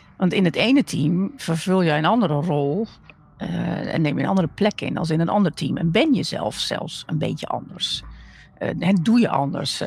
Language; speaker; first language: Dutch; native; Dutch